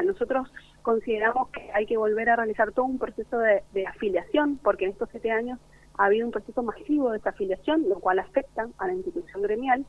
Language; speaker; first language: Spanish; native; Spanish